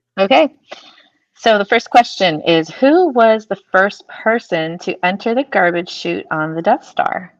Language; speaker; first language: English; native; English